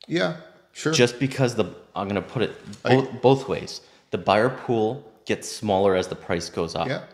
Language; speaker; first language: English; native; English